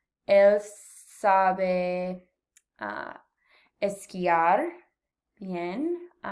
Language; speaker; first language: Spanish; non-native, learner; English